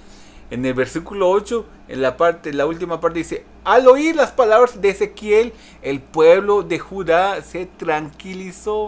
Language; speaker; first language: Spanish; early bilingual, heritage; Spanish